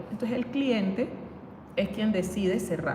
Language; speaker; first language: Spanish; native; Spanish